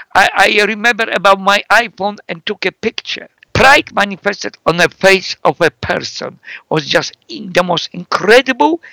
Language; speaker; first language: English; non-native, fluent; Polish